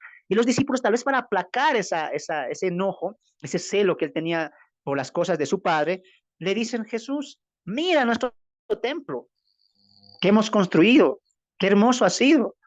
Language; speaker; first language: Spanish; native; Spanish